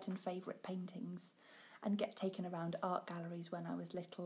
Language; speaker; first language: English; native; English